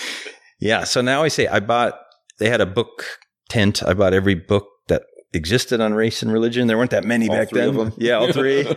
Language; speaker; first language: English; native; English